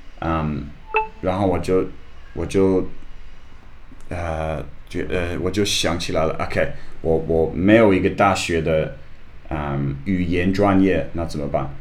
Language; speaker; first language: Chinese; non-native, learner; English